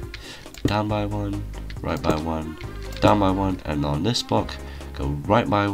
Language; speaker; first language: English; native; English